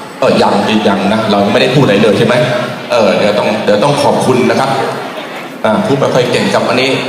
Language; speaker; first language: Thai; native; Thai